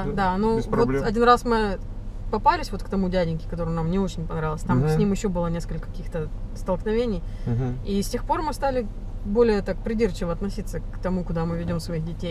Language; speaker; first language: Russian; native; Russian